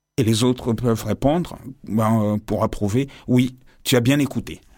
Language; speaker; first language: French; non-native, local second language; Lingala